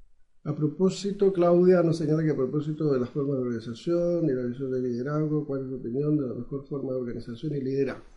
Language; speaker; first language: Spanish; native; Spanish